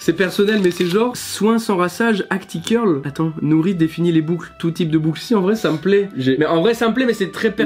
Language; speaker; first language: French; native; French